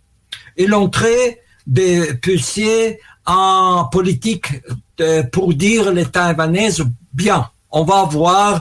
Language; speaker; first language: French; non-native, learner; Russian